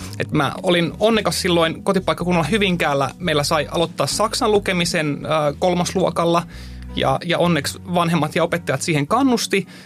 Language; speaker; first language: Finnish; native; Finnish